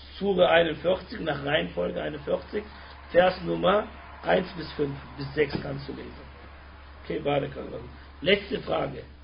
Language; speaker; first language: German; early bilingual, other home language; Turkish